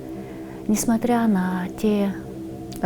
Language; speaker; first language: Russian; non-native, local second language; Tuvinian